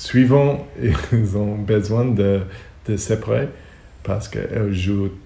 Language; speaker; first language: French; non-native, learner; Hebrew